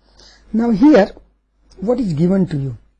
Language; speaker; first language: English; non-native, local second language; Gujarati